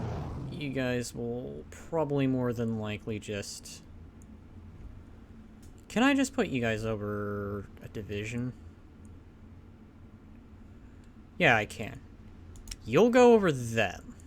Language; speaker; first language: English; native; English